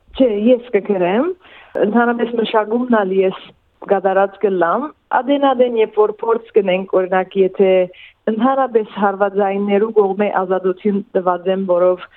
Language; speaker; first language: Armenian; early bilingual, heritage; Armenian